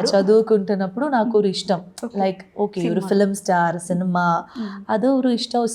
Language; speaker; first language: Telugu; non-native, learner; Malayalam